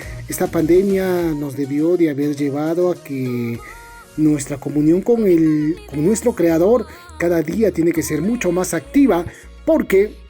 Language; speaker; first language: Spanish; native; Spanish